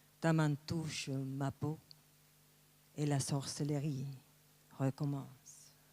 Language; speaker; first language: French; non-native, fluent; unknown